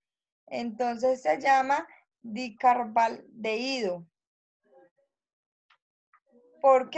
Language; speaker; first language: Spanish; native; Spanish